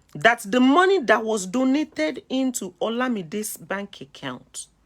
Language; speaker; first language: English; non-native, local second language; Yoruba